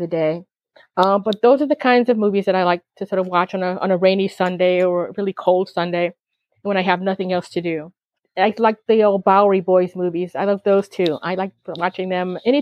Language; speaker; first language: English; native; English